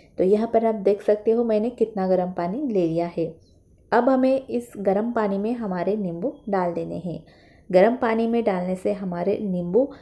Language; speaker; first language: Hindi; non-native, local second language; Marathi